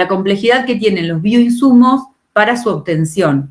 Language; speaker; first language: Spanish; native; Spanish